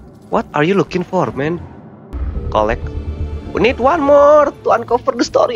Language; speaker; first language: English; non-native, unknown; Indonesian